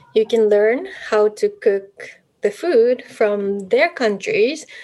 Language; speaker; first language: English; non-native, fluent; Japanese